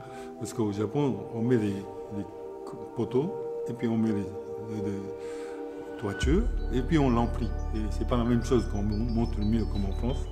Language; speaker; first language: French; non-native, fluent; Japanese